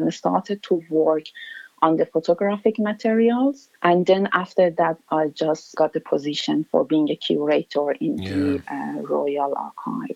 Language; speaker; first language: English; non-native, fluent; Persian